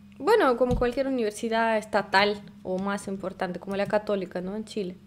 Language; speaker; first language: Spanish; non-native, fluent; Russian